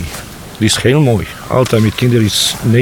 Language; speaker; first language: Dutch; non-native, learner; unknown